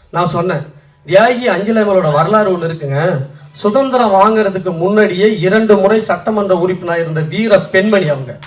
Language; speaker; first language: Tamil; native; Tamil